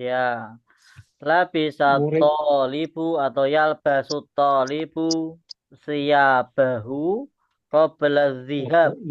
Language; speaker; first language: Arabic; non-native, fluent; Indonesian